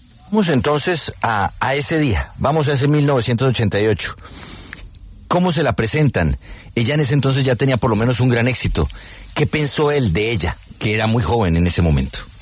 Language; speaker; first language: Spanish; native; Spanish